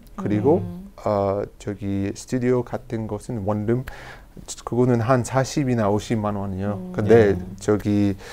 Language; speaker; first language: Korean; non-native, learner; English